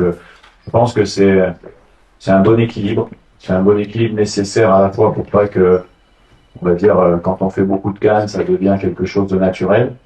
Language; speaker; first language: French; non-native, fluent; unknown